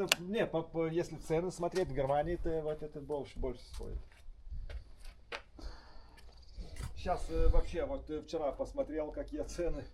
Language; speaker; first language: Russian; non-native, learner; Lithuanian